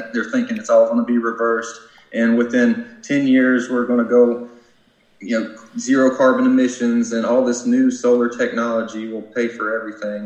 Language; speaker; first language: English; native; English